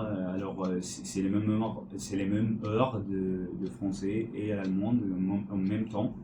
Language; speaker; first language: French; non-native, learner; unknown